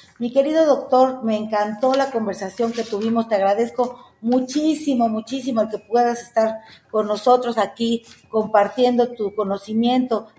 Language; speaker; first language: Spanish; native; Spanish